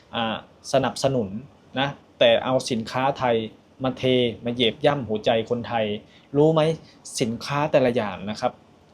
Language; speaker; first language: Thai; native; Thai